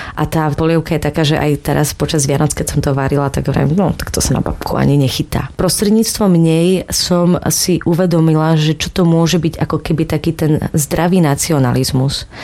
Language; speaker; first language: Slovak; native; Slovak